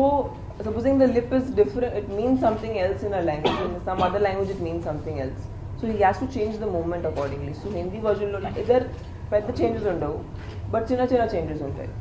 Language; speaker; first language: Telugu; non-native, fluent; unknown